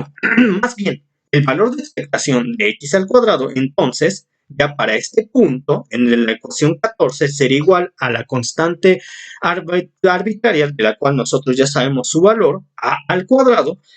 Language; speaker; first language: Spanish; native; Spanish